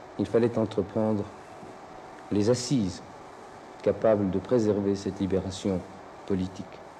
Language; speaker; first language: French; non-native, local second language; Arabic